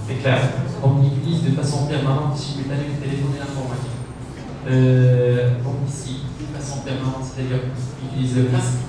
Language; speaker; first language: French; non-native, local second language; Arabic